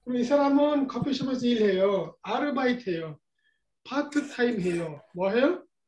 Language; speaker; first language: Korean; non-native, fluent; Bangla